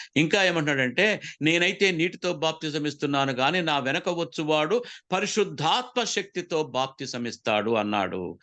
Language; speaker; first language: Telugu; non-native, local second language; Koya